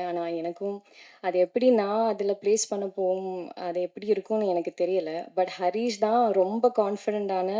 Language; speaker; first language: Tamil; non-native, learner; Malayalam